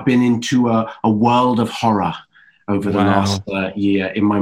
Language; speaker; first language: English; native; English